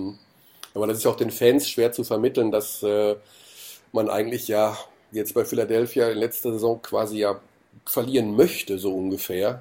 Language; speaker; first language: German; native; German